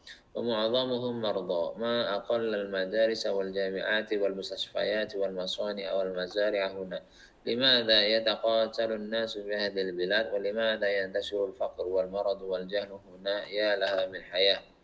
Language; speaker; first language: Arabic; non-native, fluent; Indonesian